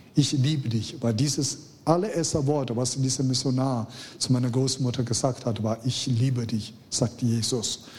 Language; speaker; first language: German; non-native, fluent; Chinese